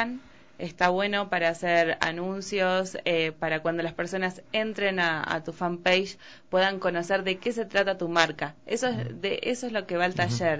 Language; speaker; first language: Spanish; native; Spanish